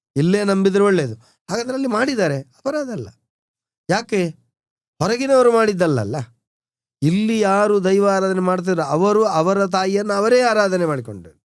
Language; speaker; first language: Kannada; non-native, local second language; Tulu